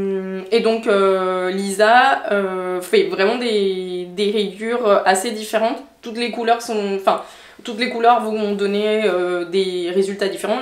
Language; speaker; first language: French; native; French